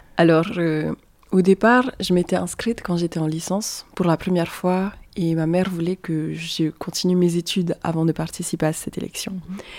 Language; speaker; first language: French; native; French